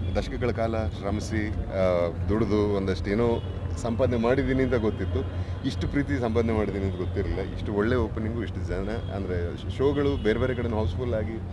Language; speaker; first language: Kannada; native; Kannada